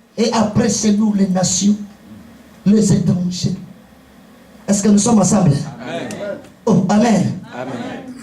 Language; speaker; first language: French; non-native, local second language; Lingala